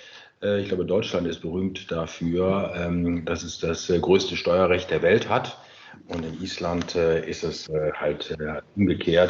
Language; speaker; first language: German; native; German